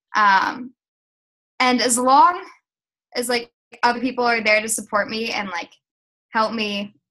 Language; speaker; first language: English; native; English